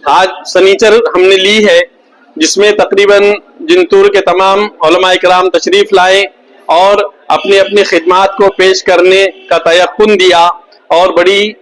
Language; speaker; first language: Urdu; native; Urdu